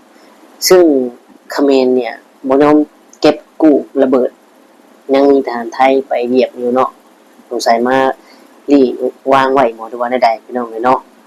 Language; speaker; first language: Thai; non-native, local second language; Lao